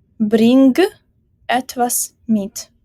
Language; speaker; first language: German; non-native, fluent; Ukrainian